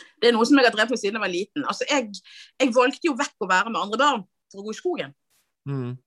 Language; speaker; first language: Norwegian; native; Norwegian